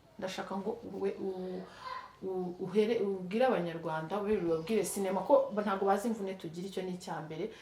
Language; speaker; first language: Kinyarwanda; early bilingual, heritage; Kinyarwanda